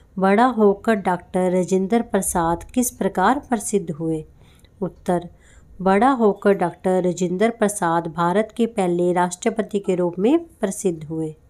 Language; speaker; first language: Hindi; non-native, local second language; Punjabi